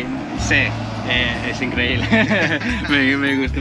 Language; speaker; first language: Spanish; non-native, learner; English